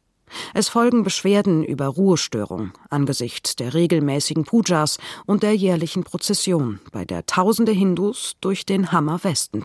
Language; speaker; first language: German; native; German